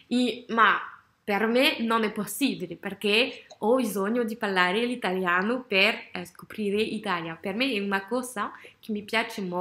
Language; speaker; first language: Italian; non-native, learner; French